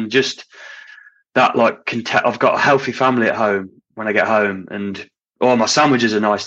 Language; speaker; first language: English; native; English